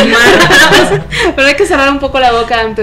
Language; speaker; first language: Spanish; native; Spanish